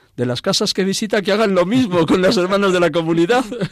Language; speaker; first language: Spanish; native; Spanish